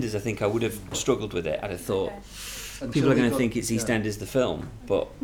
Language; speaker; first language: English; native; English